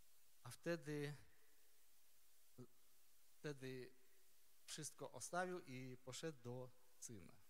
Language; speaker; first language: Polish; non-native, learner; Ukrainian